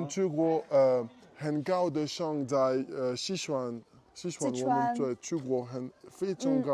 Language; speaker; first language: Chinese; non-native, learner; French